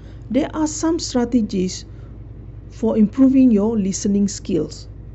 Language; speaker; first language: English; non-native, local second language; Malay